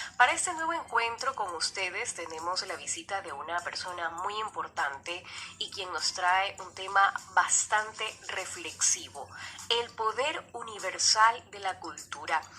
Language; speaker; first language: Spanish; native; Spanish